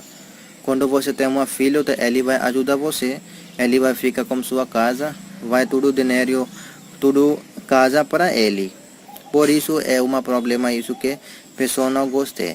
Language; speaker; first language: Portuguese; non-native, learner; Hindi